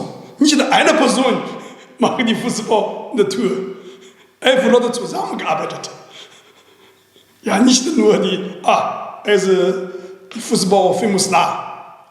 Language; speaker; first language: German; non-native, learner; Chinese